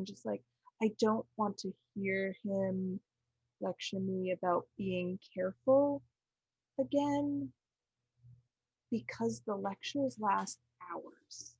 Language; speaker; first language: English; native; English